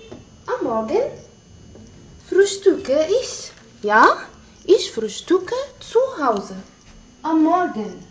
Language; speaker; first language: German; non-native, fluent; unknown